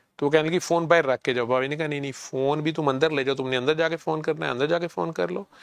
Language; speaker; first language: Urdu; native; Urdu